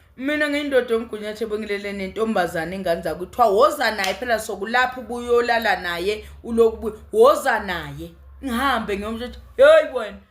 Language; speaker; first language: Zulu; native; Zulu